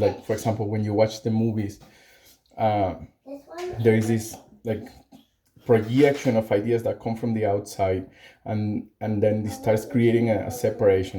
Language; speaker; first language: English; non-native, fluent; Spanish